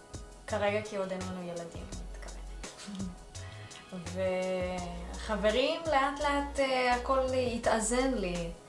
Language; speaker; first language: Hebrew; early bilingual, other home language; Russian